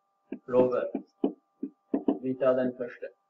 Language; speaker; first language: Norwegian; non-native, fluent; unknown